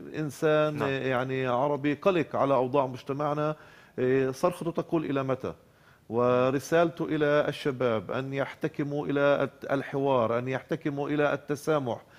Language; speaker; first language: Arabic; native; Arabic